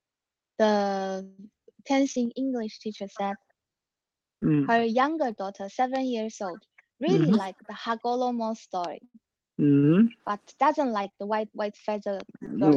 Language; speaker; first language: English; non-native, learner; Chinese